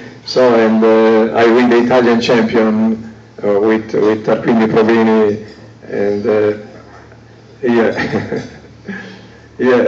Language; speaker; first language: English; non-native, learner; Italian